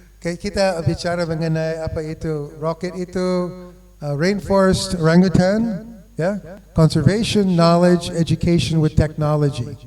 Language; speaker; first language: Indonesian; non-native, fluent; English